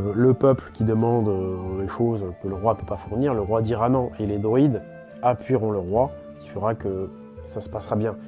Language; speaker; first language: French; native; French